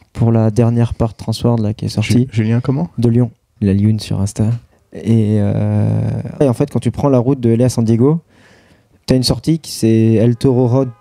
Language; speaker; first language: French; native; French